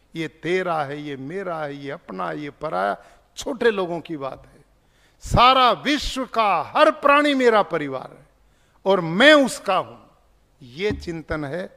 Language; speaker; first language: Hindi; native; Hindi